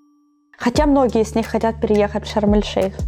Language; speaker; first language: Russian; native; Russian